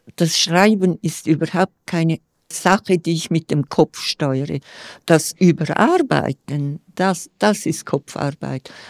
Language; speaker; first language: German; non-native, local second language; Romansh